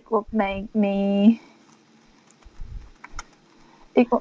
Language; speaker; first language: English; non-native, learner; Chinese